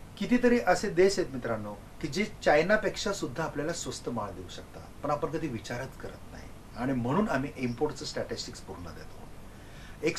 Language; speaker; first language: Marathi; non-native, local second language; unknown